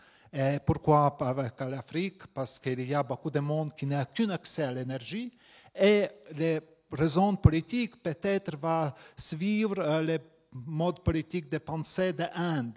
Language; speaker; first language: French; non-native, fluent; Latvian